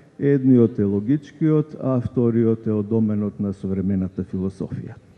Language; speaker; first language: Macedonian; native; Macedonian